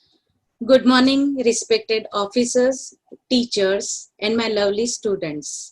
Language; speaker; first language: English; non-native, local second language; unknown